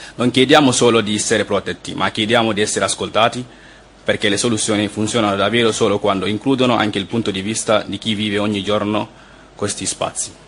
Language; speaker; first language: Italian; non-native, fluent; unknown